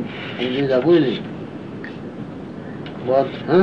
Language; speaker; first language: Russian; non-native, learner; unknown